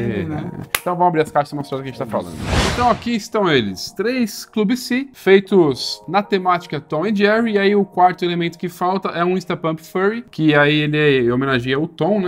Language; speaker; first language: Portuguese; native; Portuguese